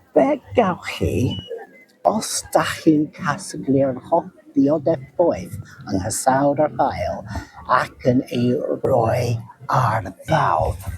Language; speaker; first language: Welsh; non-native, learner; English